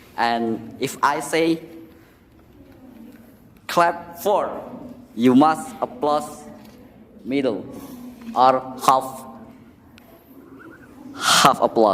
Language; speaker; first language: English; non-native, learner; Indonesian